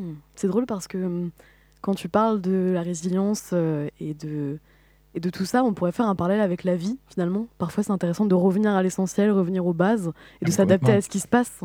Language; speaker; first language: French; native; French